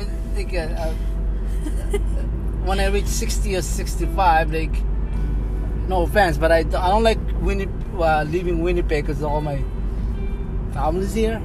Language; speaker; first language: English; non-native, local second language; Filipino